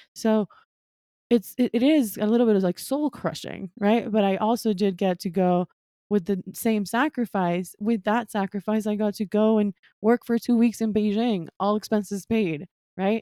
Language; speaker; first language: English; non-native, fluent; Spanish